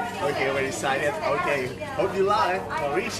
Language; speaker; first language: English; non-native, learner; Thai